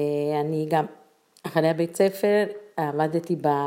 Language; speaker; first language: Hebrew; non-native, fluent; Spanish